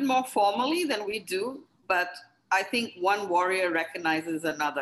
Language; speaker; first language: English; non-native, local second language; Hindi